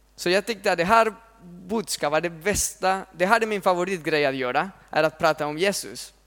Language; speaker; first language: Swedish; non-native, fluent; Spanish